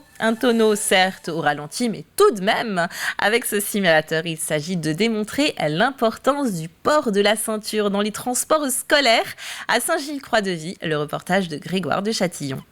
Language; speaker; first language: French; native; French